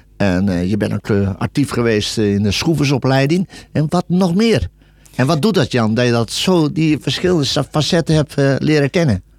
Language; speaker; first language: Dutch; native; Dutch